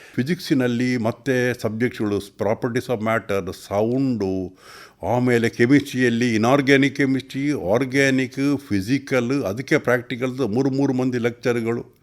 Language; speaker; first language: Kannada; non-native, local second language; Tulu